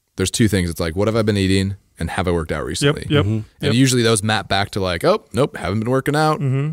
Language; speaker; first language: English; native; English